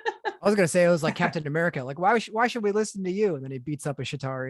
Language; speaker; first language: English; native; English